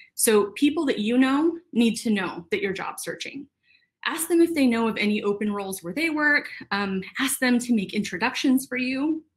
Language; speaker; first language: English; native; English